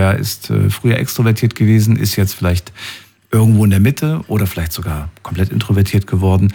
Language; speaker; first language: German; native; German